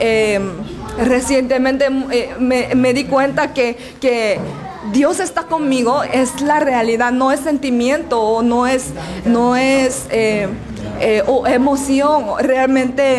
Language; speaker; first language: Spanish; non-native, learner; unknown